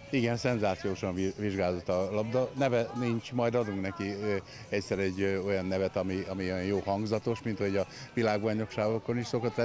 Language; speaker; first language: Hungarian; native; Hungarian